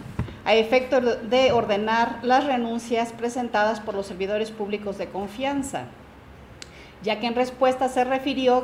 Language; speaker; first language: Spanish; native; Spanish